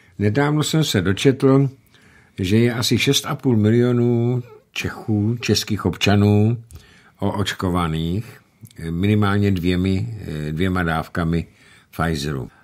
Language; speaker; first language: Czech; native; Czech